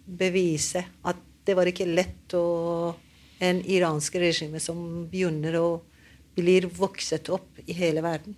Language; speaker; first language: Norwegian; non-native, learner; Persian